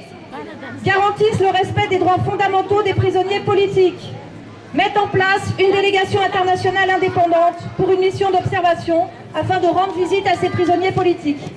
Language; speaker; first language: French; native; French